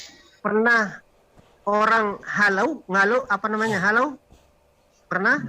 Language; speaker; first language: Indonesian; native; Indonesian